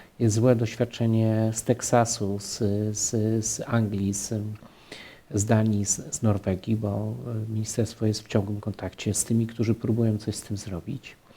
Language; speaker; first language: Polish; native; Polish